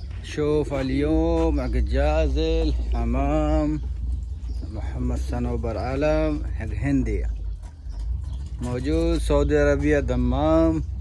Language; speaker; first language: Arabic; non-native, learner; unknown